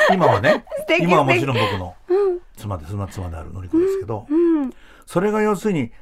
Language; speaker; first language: Japanese; native; Japanese